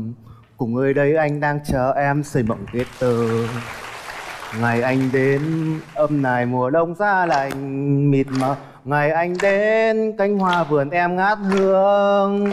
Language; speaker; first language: Vietnamese; native; Vietnamese